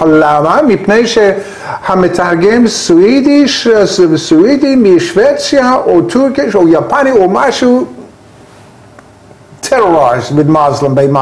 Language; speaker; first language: Hebrew; non-native, learner; Persian